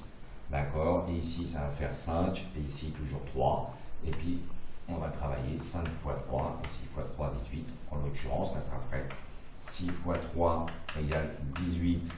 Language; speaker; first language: French; native; French